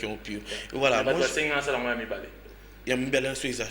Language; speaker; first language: French; non-native, local second language; Lingala